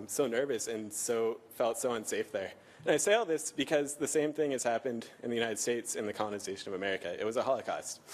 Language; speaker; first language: English; early bilingual, other home language; German